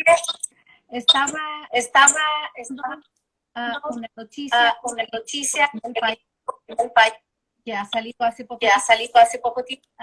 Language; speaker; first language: Spanish; non-native, learner; Portuguese